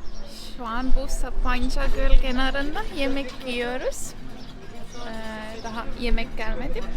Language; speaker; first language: Turkish; non-native, learner; Estonian